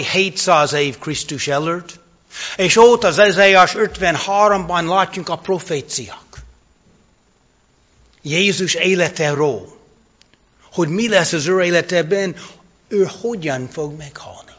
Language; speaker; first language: Hungarian; non-native, fluent; English